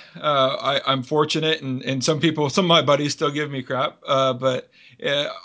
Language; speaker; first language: English; native; English